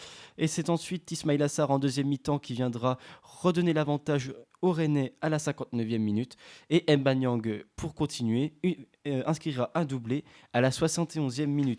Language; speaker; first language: French; native; French